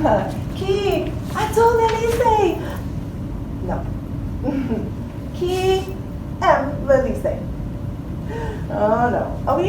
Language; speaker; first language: French; non-native, fluent; English